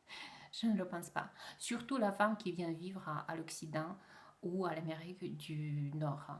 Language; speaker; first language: French; non-native, fluent; Russian